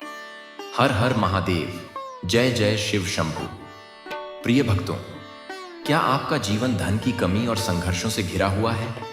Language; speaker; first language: Hindi; native; Hindi